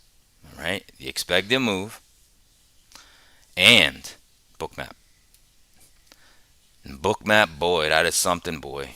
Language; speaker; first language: English; native; English